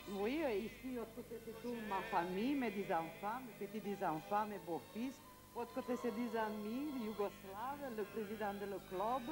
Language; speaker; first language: French; non-native, learner; Serbian